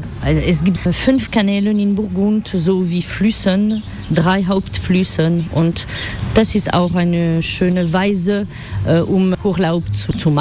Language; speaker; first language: German; non-native, fluent; French